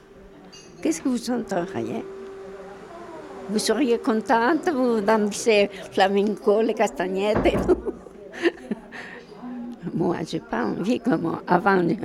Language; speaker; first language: French; non-native, fluent; Spanish